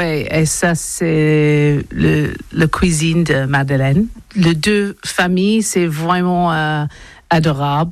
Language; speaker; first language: French; non-native, learner; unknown